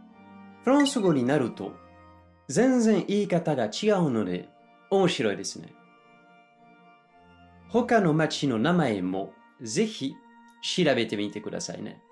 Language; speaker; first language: Japanese; non-native, fluent; French